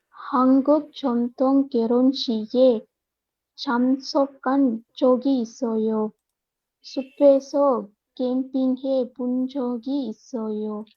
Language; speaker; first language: Korean; non-native, learner; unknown